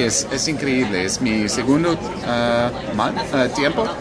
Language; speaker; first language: Spanish; non-native, learner; English